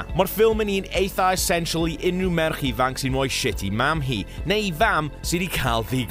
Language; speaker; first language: Welsh; native; Welsh